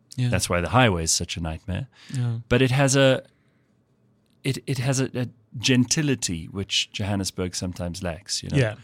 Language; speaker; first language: English; native; English